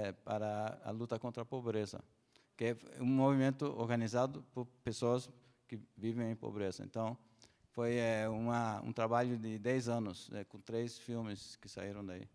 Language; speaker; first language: Portuguese; non-native, fluent; Spanish